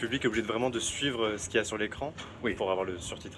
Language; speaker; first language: French; native; French